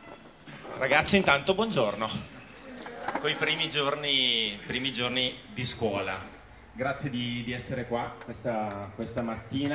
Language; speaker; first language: Italian; native; Italian